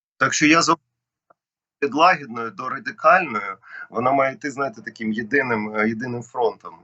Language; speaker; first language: Ukrainian; non-native, local second language; Russian